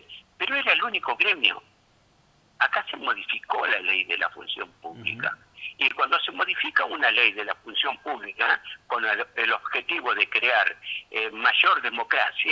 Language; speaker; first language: Spanish; native; Spanish